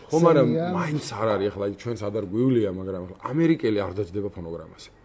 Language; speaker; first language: Georgian; native; Georgian